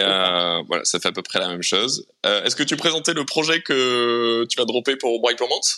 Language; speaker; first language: French; native; French